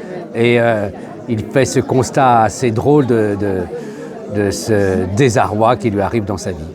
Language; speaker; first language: French; native; French